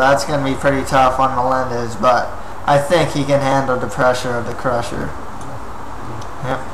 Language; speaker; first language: English; native; English